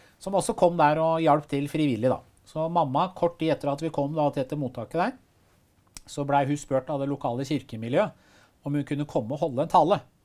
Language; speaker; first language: Norwegian; early bilingual, other home language; Persian